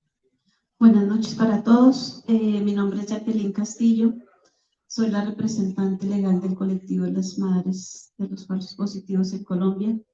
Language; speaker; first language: Spanish; native; Spanish